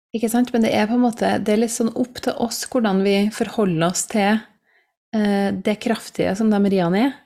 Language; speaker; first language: Norwegian; native; Norwegian